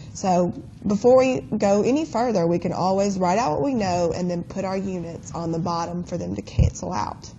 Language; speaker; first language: English; native; English